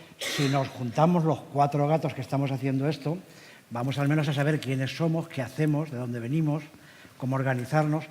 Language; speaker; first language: Spanish; native; Spanish